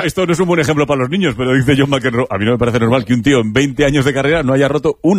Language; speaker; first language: Spanish; native; Spanish